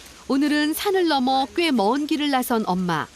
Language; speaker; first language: Korean; native; Korean